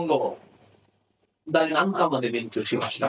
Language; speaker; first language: Japanese; non-native, fluent; Bangla